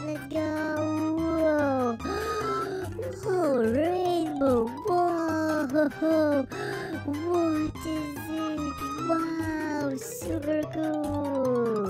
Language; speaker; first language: English; non-native, learner; Russian